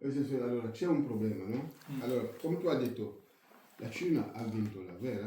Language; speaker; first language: Italian; non-native, fluent; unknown